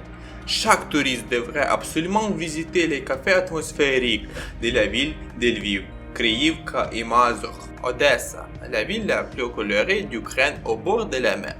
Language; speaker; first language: French; non-native, learner; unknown